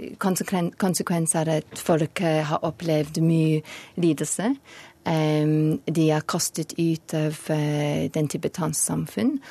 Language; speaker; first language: Norwegian; non-native, learner; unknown